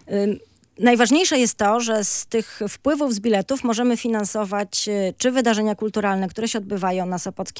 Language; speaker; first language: Polish; native; Polish